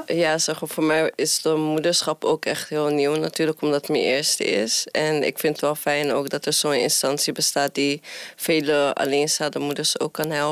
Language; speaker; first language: Dutch; non-native, fluent; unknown